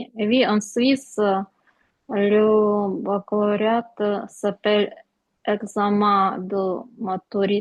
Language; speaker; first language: French; non-native, learner; Ukrainian